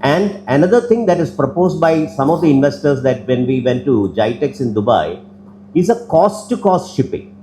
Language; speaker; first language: English; non-native, local second language; Malayalam